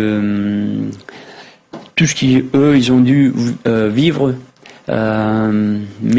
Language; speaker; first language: French; non-native, fluent; Spanish